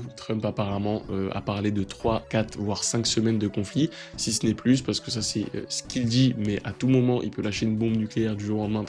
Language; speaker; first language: French; native; French